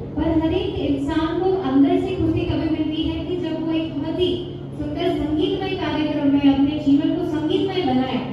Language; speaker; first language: Hindi; non-native, local second language; Marathi